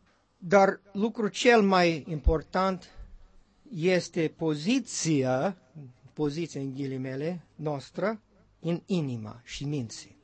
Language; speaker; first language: Romanian; non-native, learner; English